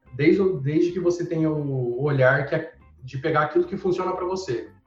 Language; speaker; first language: Portuguese; native; Portuguese